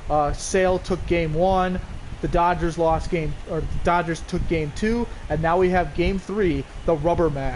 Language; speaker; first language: English; native; English